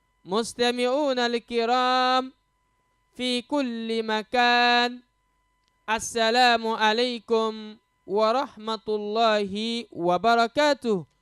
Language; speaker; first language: Arabic; non-native, fluent; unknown